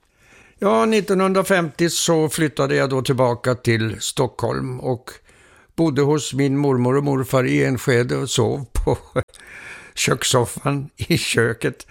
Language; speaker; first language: Swedish; early bilingual, heritage; Swedish